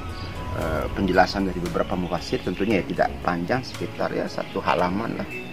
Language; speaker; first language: Indonesian; native; Indonesian